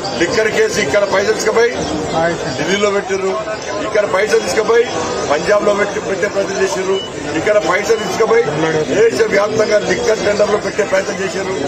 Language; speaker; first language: Telugu; native; Telugu